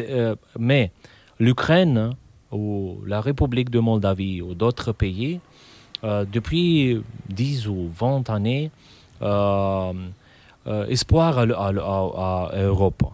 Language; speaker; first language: French; non-native, fluent; Romanian